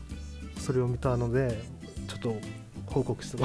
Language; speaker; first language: Japanese; native; Japanese